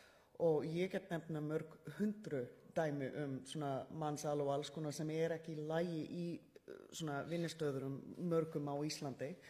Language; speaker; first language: Icelandic; non-native, learner; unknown